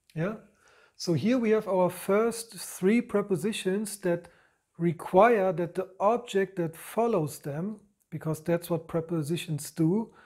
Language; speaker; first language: English; non-native, fluent; German